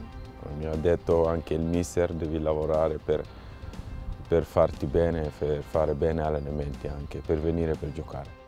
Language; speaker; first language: Italian; non-native, fluent; French